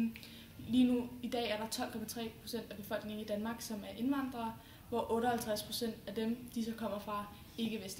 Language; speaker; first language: Danish; native; Danish